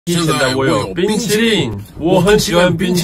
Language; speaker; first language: Chinese; non-native, learner; English